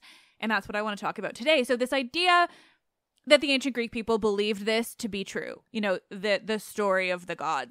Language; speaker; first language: English; native; English